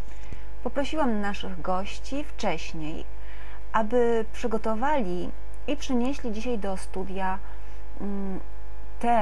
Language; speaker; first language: Polish; native; Polish